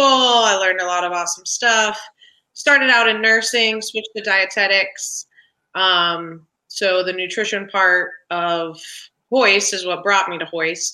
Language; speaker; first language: English; native; English